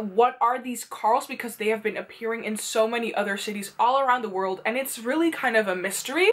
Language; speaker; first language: English; non-native, fluent; Dutch